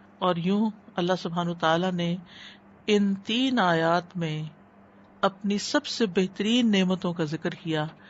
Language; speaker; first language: Urdu; native; Urdu